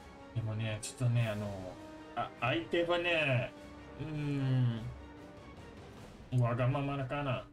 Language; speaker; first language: Japanese; non-native, fluent; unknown